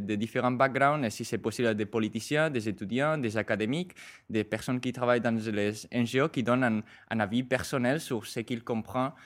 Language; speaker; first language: French; non-native, fluent; Spanish